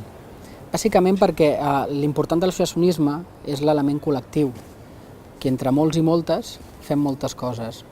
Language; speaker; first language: Catalan; native; Catalan